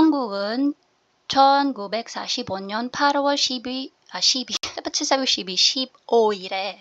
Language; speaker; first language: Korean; non-native, learner; Filipino